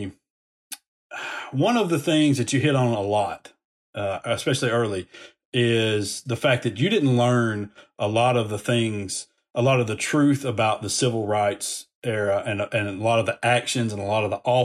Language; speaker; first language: English; native; English